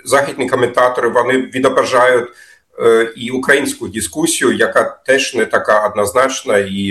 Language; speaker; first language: Ukrainian; non-native, fluent; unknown